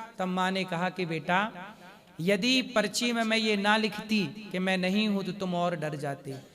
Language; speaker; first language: Hindi; native; Hindi